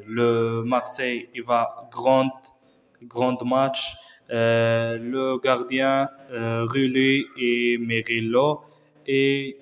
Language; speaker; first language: French; non-native, learner; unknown